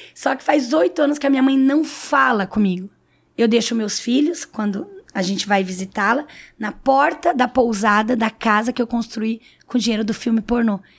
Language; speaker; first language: Portuguese; native; Portuguese